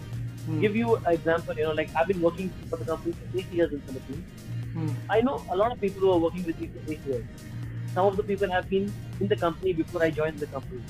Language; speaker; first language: English; non-native, local second language; Hindi